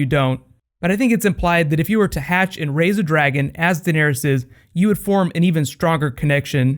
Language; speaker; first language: English; native; English